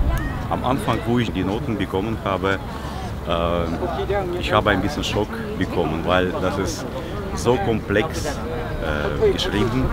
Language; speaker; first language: German; non-native, fluent; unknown